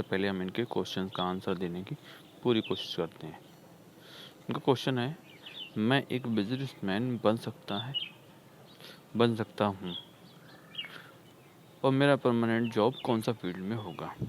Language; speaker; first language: Hindi; native; Hindi